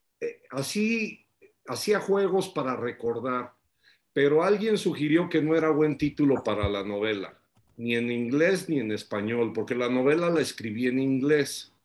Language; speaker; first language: Spanish; native; Spanish